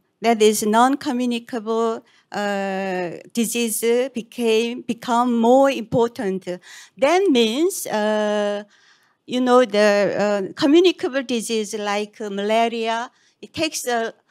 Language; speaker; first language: English; non-native, fluent; Korean